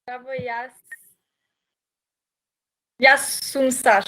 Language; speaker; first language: Macedonian; non-native, learner; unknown